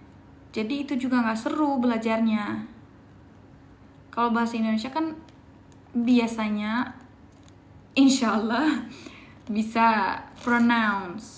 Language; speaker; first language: Indonesian; non-native, fluent; Turkish